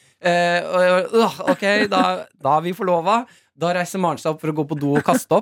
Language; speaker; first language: Norwegian; native; Norwegian